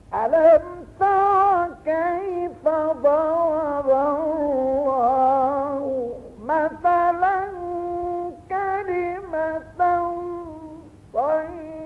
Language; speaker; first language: Arabic; native; Arabic